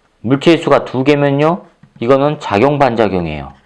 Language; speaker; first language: Korean; native; Korean